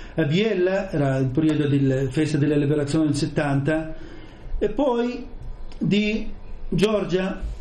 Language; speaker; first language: Italian; non-native, fluent; Arabic